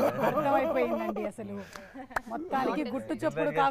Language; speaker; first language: Telugu; native; Telugu